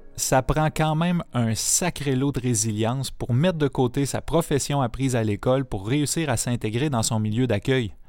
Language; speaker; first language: French; native; French